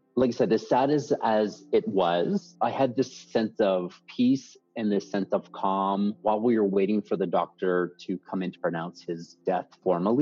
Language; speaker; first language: English; native; English